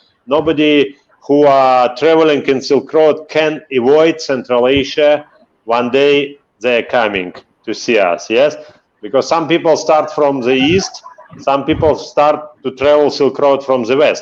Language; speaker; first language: English; non-native, fluent; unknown